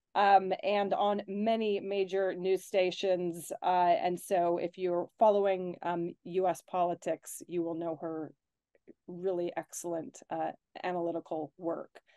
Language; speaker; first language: English; native; English